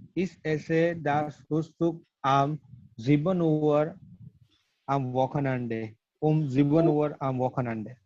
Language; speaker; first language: German; non-native, learner; Gujarati